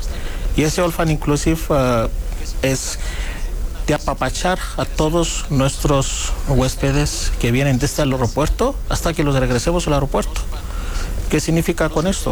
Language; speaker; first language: Spanish; non-native, fluent; Greek